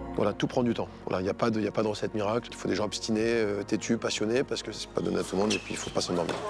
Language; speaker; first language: French; native; French